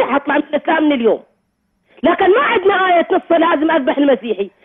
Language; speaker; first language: Arabic; native; Arabic